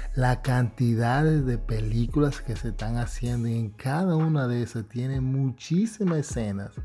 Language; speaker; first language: Spanish; early bilingual, heritage; Spanish